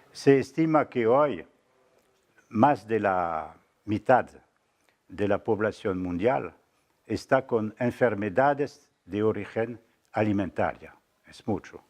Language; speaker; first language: Spanish; non-native, fluent; French